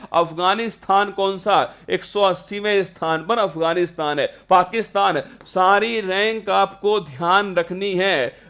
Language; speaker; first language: Hindi; native; Hindi